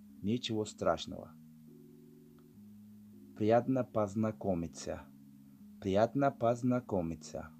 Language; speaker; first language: Russian; non-native, fluent; Tajik